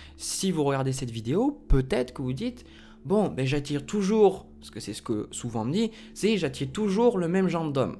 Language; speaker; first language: French; native; French